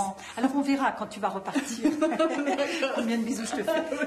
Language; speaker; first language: French; native; French